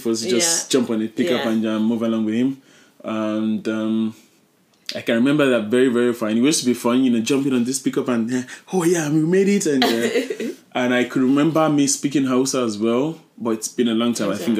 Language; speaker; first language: English; non-native, local second language; Yoruba